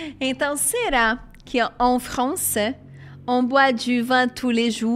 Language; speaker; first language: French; non-native, fluent; Portuguese